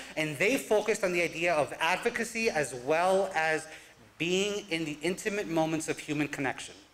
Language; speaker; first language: English; native; English